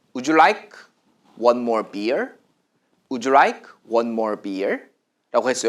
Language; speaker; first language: English; non-native, fluent; Korean